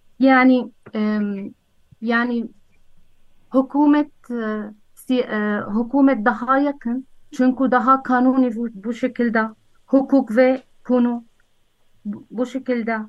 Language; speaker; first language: Turkish; non-native, learner; Arabic